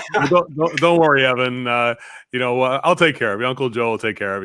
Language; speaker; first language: English; native; English